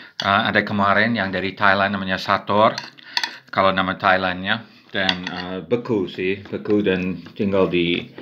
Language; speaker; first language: Indonesian; non-native, fluent; English